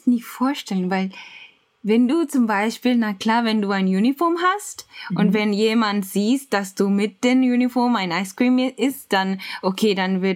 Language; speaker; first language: German; non-native, learner; Japanese